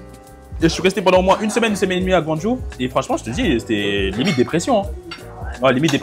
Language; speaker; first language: French; native; French